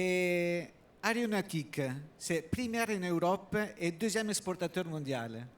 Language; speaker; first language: French; non-native, learner; Italian